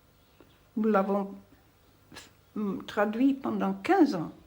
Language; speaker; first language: French; non-native, fluent; Hungarian